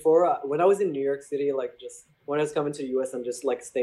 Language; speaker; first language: English; non-native, fluent; Arabic